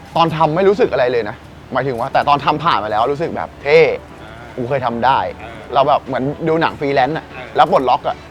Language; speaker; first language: Thai; native; Thai